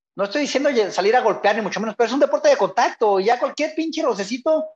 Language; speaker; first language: Spanish; native; Spanish